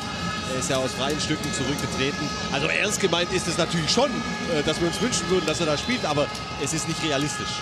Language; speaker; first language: German; native; German